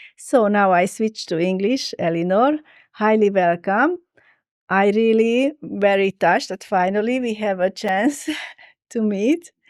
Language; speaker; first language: English; non-native, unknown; Hungarian